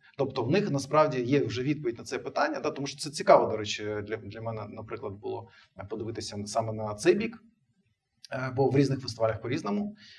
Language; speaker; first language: Ukrainian; non-native, local second language; Russian